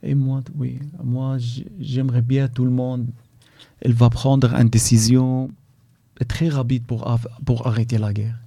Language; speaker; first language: French; non-native, learner; Arabic